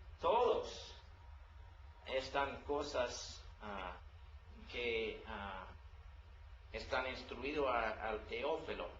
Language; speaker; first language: Spanish; non-native, learner; English